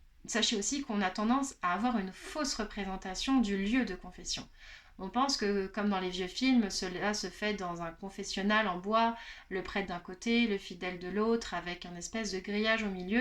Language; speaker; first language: French; native; French